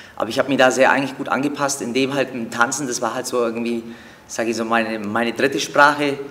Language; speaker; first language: German; early bilingual, other home language; Turkish